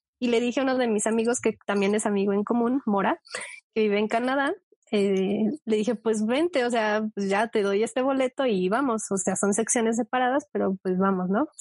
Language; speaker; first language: Spanish; native; Spanish